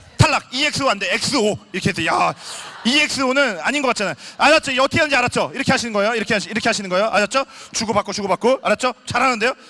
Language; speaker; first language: Korean; native; Korean